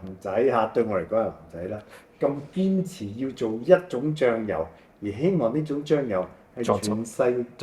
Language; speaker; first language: Cantonese; native; Cantonese